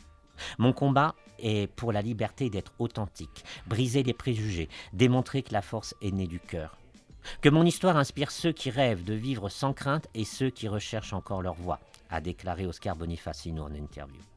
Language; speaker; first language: French; native; French